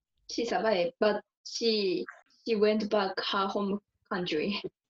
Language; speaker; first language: English; non-native, learner; Japanese